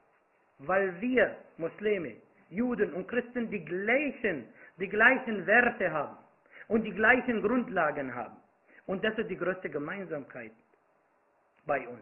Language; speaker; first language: German; non-native, fluent; Arabic